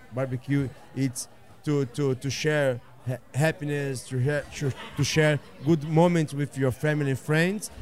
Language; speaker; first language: English; non-native, fluent; Portuguese